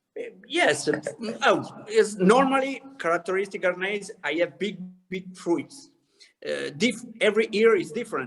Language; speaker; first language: English; non-native, learner; Italian